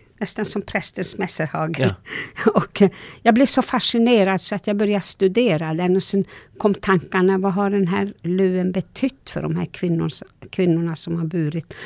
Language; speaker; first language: Swedish; non-native, local second language; Northern Sami